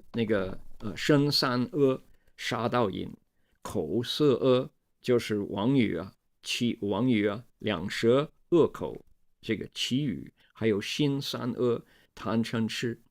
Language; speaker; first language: Chinese; non-native, fluent; English